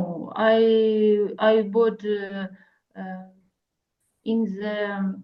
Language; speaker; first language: English; non-native, learner; Russian